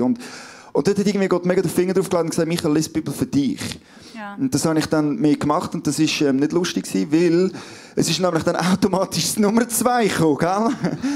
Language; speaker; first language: German; native; German